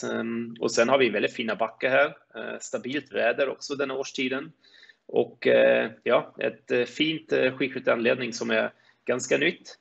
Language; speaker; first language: Swedish; non-native, fluent; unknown